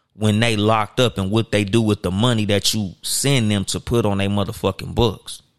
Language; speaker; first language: English; native; English